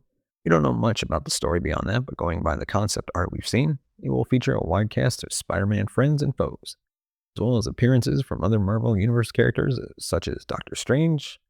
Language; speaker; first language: English; native; English